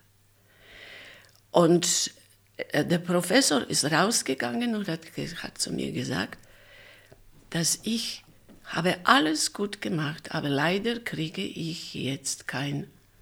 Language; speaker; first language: German; non-native, fluent; Polish